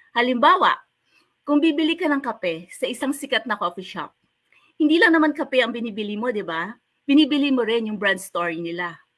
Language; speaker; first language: Filipino; native; Filipino